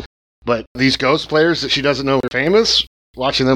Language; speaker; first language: English; native; English